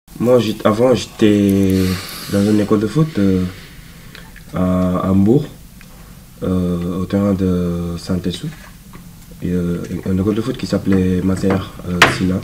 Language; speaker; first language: French; non-native, local second language; Wolof